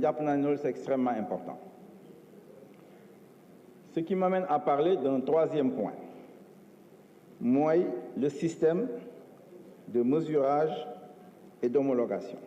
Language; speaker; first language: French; non-native, local second language; Wolof